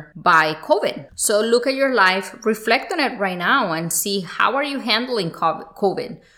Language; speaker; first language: English; early bilingual, other home language; Spanish